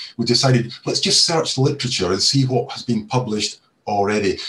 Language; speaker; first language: English; native; English